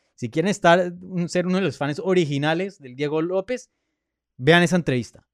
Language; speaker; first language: Spanish; native; Spanish